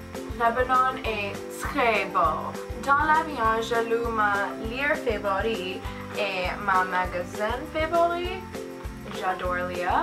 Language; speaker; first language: French; non-native, learner; English